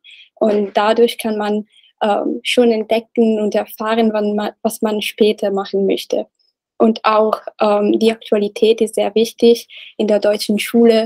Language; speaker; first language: German; non-native, learner; Italian